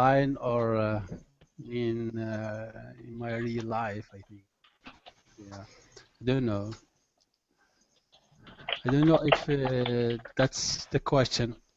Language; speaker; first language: English; non-native, learner; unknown